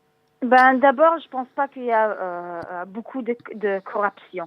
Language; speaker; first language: French; non-native, learner; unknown